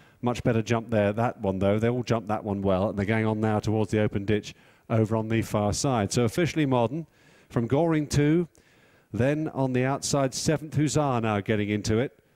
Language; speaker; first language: English; native; English